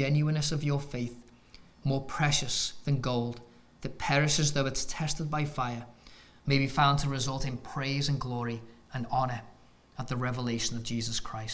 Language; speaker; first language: English; native; English